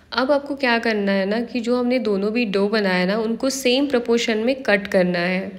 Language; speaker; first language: Hindi; non-native, local second language; Marathi